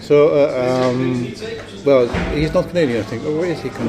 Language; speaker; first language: English; non-native, fluent; Dutch